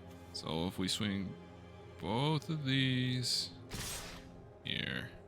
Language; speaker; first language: English; native; English